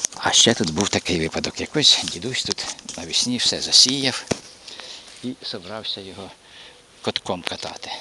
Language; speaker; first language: Ukrainian; native; Ukrainian